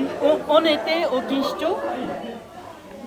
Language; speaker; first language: French; non-native, learner; Japanese